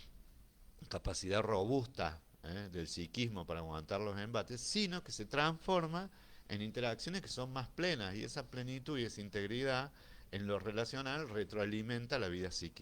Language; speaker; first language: Spanish; native; Spanish